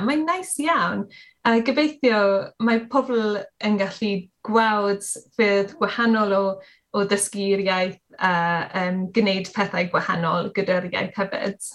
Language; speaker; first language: Welsh; non-native, learner; English